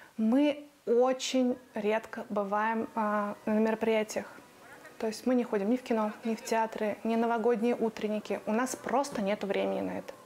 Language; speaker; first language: Russian; native; Russian